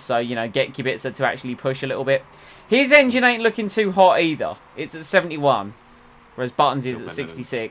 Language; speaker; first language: English; native; English